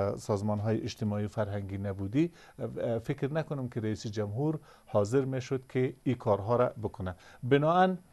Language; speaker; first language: Persian; native; Persian